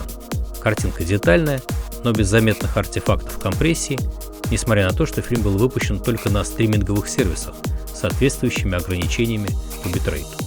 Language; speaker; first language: Russian; native; Russian